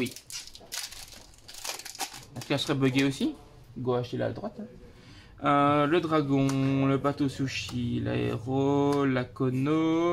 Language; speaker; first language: French; native; French